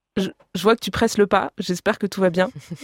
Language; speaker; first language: French; native; French